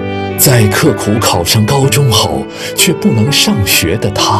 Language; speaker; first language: Chinese; native; Chinese